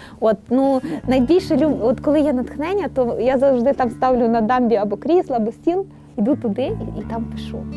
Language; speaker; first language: Ukrainian; native; Ukrainian